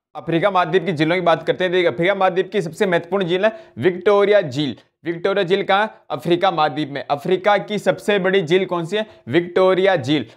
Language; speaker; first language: Hindi; native; Hindi